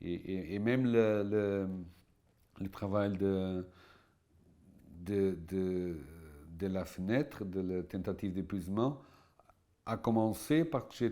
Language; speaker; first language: French; non-native, fluent; Portuguese